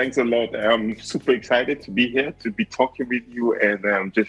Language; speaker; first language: English; non-native, local second language; Krio